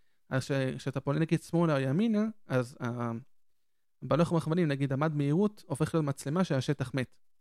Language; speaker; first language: Hebrew; native; Hebrew